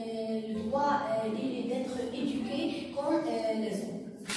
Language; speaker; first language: French; non-native, learner; Arabic